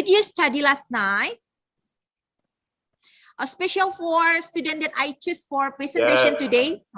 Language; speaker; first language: English; non-native, learner; Indonesian